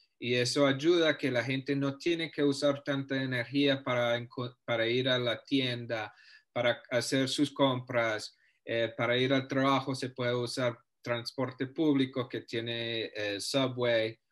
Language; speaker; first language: Spanish; non-native, fluent; English